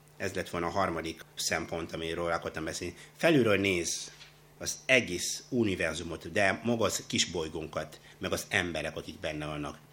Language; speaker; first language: Hungarian; non-native, fluent; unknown